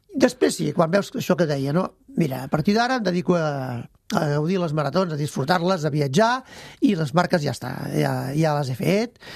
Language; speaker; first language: Catalan; native; Catalan